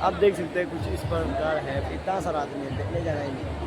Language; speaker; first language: Hindi; non-native, local second language; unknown